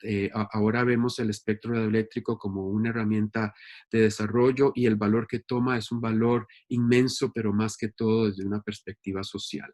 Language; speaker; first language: Spanish; native; Spanish